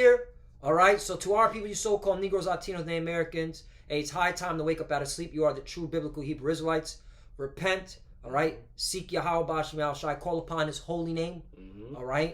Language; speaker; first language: English; native; English